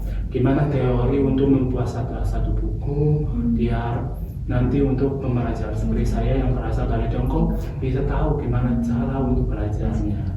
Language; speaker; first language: Indonesian; non-native, fluent; Chinese